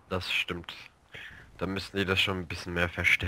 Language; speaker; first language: German; native; German